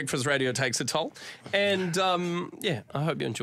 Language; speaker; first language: English; native; English